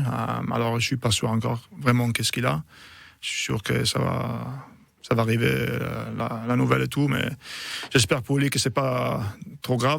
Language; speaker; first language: French; non-native, fluent; Italian